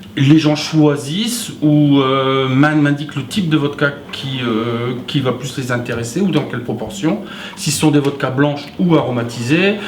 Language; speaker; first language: French; native; French